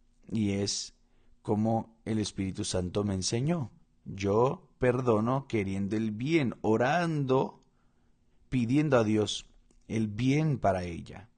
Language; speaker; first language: Spanish; non-native, fluent; Portuguese